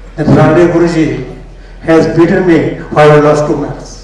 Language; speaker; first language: English; non-native, local second language; Marathi